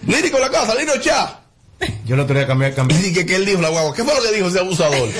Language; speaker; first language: Spanish; native; Spanish